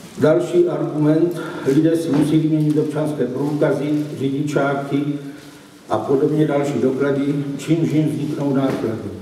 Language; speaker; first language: Czech; native; Czech